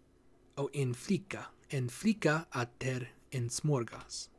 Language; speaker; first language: Swedish; non-native, learner; English